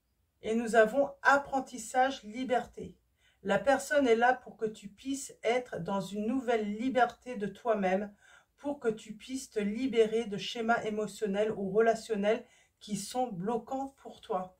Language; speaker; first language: French; native; French